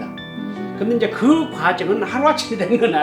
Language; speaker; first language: Korean; native; Korean